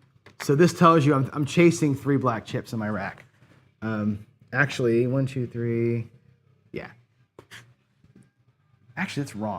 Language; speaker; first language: English; native; English